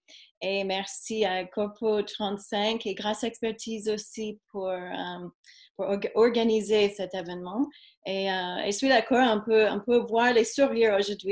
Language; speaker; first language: French; non-native, fluent; English